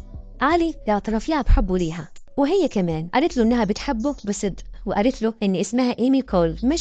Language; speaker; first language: Arabic; native; Arabic